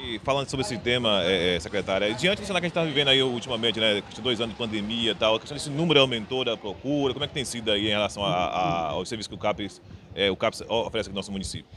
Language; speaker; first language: Portuguese; native; Portuguese